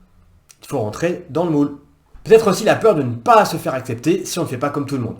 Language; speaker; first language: French; native; French